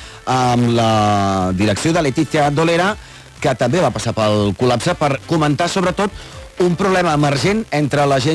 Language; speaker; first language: Catalan; native; Catalan